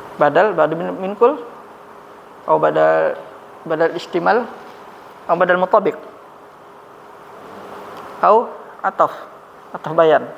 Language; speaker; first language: Arabic; non-native, fluent; Indonesian